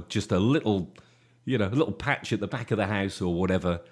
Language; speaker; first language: English; native; English